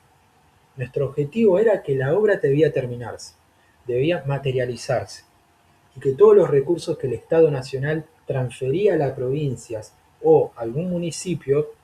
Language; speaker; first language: Spanish; native; Spanish